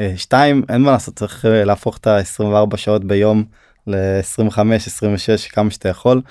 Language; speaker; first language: Hebrew; early bilingual, other home language; Turkish